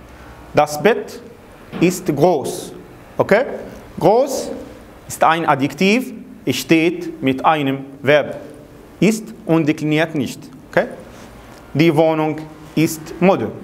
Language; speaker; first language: German; non-native, fluent; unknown